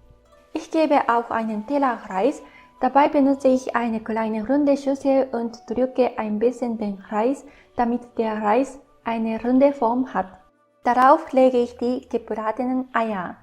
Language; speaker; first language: German; non-native, fluent; Japanese